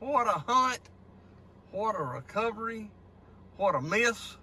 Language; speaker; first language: English; native; English